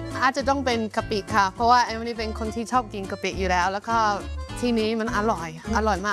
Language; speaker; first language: Thai; non-native, fluent; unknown